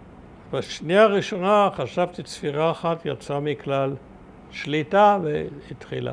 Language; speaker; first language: Hebrew; early bilingual, other home language; German